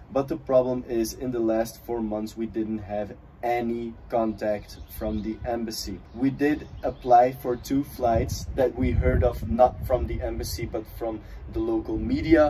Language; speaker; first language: English; non-native, fluent; Dutch